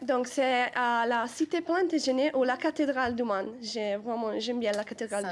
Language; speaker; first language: French; non-native, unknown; Italian